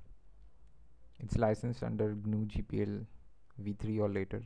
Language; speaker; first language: English; non-native, local second language; Marathi